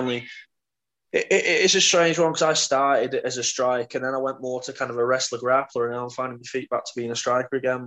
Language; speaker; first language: English; native; English